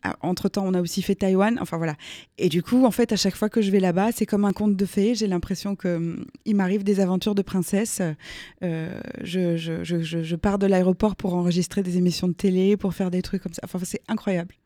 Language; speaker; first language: French; native; French